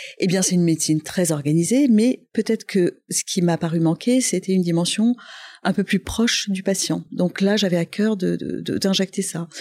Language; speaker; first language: French; non-native, local second language; Arabic